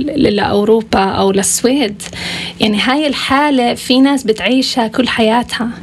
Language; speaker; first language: Arabic; non-native, fluent; Swedish